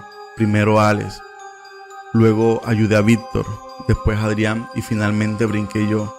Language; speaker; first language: Spanish; native; Spanish